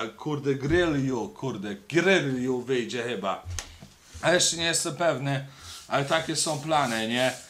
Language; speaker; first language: Polish; early bilingual, heritage; Polish